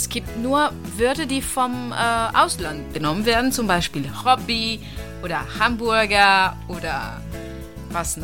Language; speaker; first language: German; non-native, fluent; Italian